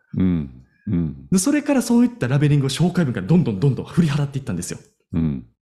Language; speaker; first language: Japanese; native; Japanese